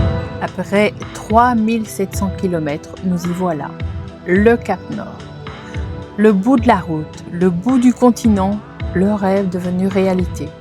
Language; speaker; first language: French; native; French